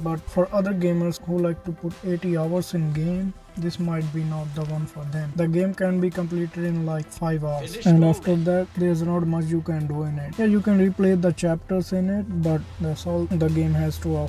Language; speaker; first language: English; non-native, fluent; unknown